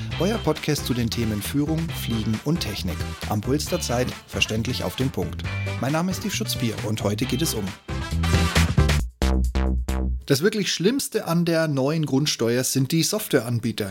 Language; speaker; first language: German; native; German